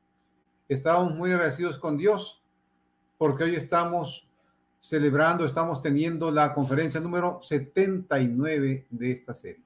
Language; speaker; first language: Spanish; native; Spanish